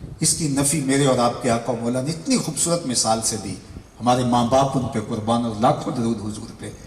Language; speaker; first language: Urdu; non-native, local second language; Punjabi